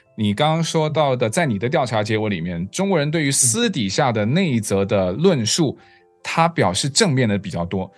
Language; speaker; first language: Chinese; native; Chinese